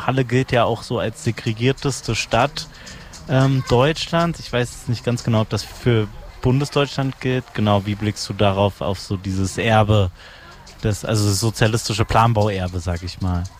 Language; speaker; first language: German; native; German